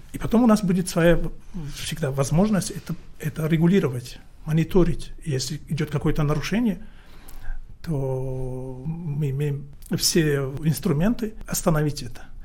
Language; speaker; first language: Russian; non-native, local second language; Tajik